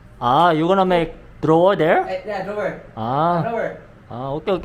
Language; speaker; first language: English; non-native, learner; Korean